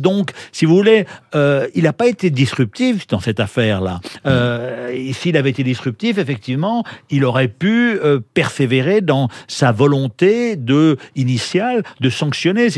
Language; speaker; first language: French; native; French